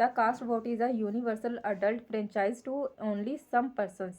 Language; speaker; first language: English; non-native, local second language; Punjabi